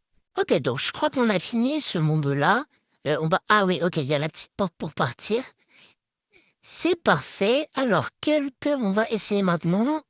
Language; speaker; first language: French; native; French